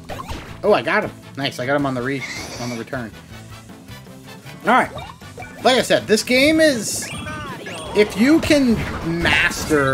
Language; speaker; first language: English; native; English